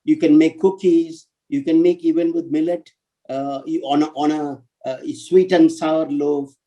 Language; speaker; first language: English; non-native, local second language; Tamil